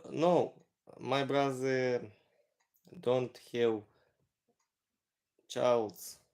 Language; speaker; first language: English; non-native, learner; Ukrainian